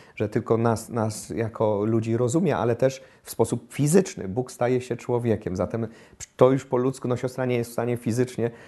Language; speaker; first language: Polish; native; Polish